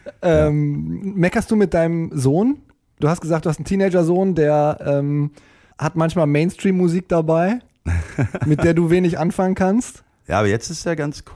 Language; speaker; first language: German; non-native, fluent; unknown